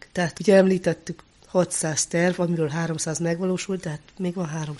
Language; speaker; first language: Hungarian; native; Hungarian